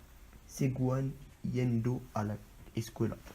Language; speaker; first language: Spanish; non-native, learner; French